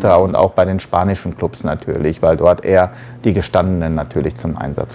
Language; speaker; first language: German; native; German